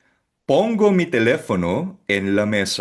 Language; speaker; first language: Spanish; non-native, fluent; Filipino